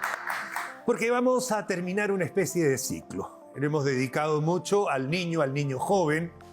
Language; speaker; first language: Spanish; native; Spanish